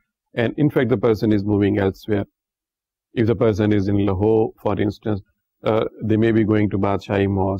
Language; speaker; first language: English; non-native, local second language; Urdu